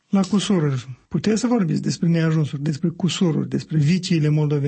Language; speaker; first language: Romanian; native; Romanian